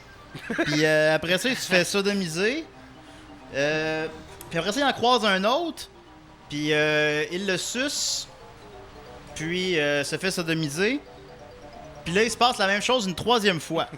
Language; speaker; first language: French; native; French